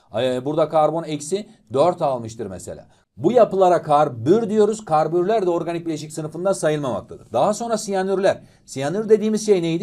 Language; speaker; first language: Turkish; native; Turkish